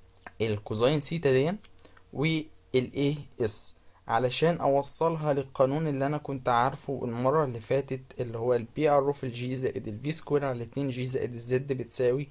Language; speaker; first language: Arabic; native; Arabic